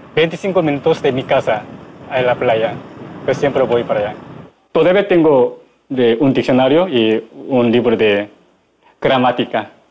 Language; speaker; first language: Spanish; non-native, learner; Korean